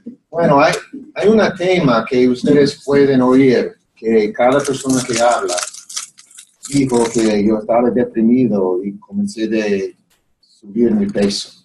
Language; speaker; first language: Spanish; non-native, fluent; English